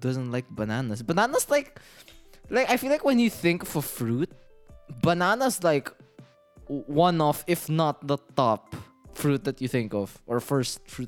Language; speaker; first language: English; non-native, local second language; Filipino